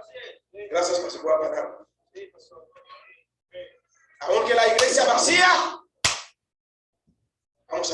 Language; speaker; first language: Spanish; non-native, fluent; Haitian Creole